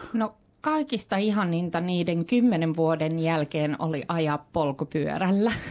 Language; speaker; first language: Finnish; native; Finnish